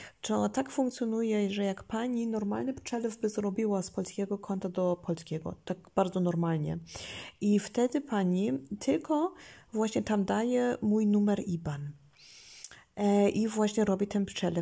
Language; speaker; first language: Polish; early bilingual, heritage; Polish